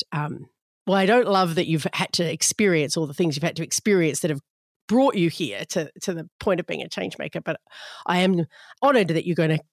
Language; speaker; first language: English; native; English